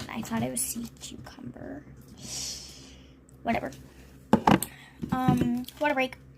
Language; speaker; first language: English; native; English